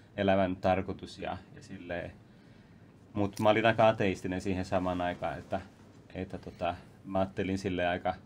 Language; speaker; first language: Finnish; native; Finnish